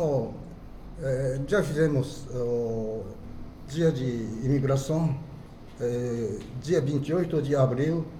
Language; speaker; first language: Portuguese; non-native, fluent; Japanese